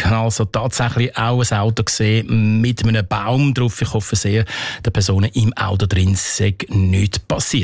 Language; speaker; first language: German; native; German